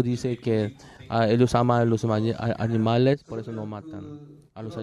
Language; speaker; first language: Spanish; non-native, learner; Korean